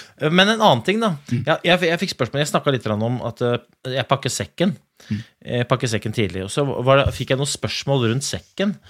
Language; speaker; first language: Norwegian; native; Norwegian